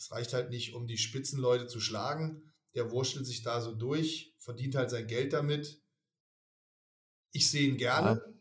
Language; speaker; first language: German; native; German